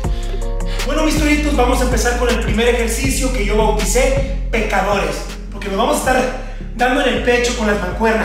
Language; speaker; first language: Spanish; native; Spanish